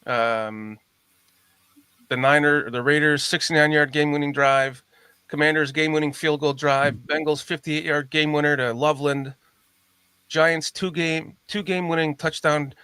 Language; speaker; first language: English; native; English